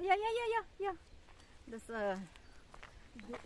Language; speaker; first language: English; non-native, learner; Cebuano